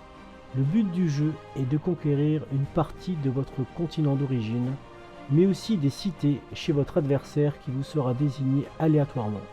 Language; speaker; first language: French; native; French